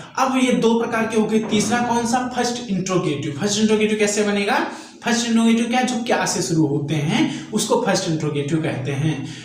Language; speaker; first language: Hindi; native; Hindi